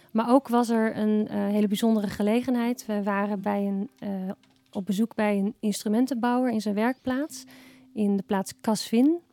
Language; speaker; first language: Dutch; native; Dutch